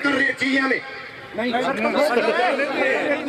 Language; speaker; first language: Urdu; non-native, local second language; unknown